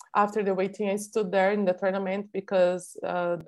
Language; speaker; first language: English; non-native, fluent; Portuguese